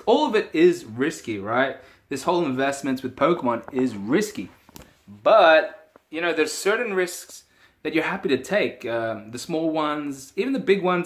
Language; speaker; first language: English; native; English